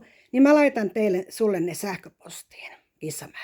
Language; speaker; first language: Finnish; native; Finnish